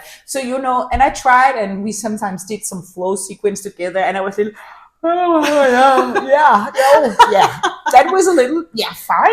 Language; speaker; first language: English; non-native, fluent; Danish